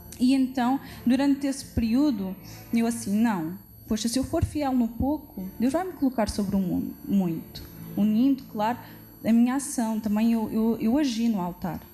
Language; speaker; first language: Portuguese; native; Portuguese